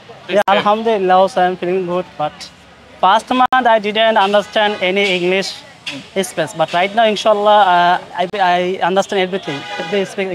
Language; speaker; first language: English; non-native, learner; Bangla